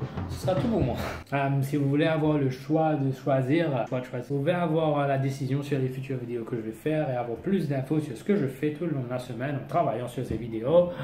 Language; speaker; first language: French; non-native, local second language; Morisyen